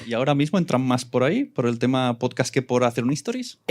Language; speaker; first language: Spanish; native; Spanish